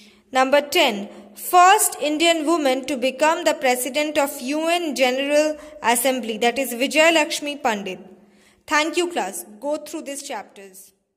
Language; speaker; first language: English; non-native, local second language; Bangla